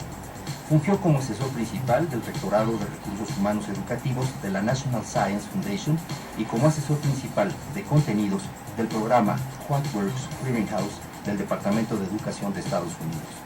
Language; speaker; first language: Spanish; native; Spanish